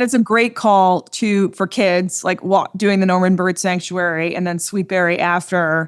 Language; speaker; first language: English; native; English